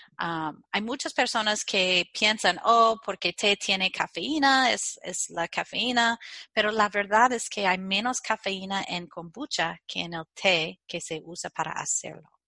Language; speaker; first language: Spanish; non-native, fluent; English